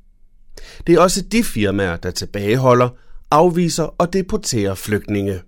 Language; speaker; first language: Danish; native; Danish